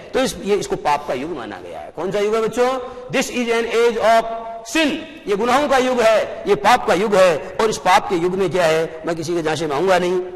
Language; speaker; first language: Hindi; native; Hindi